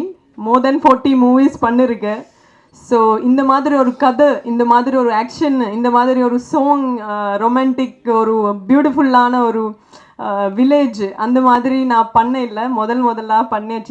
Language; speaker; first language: Tamil; non-native, local second language; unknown